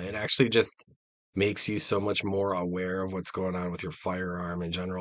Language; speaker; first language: English; native; English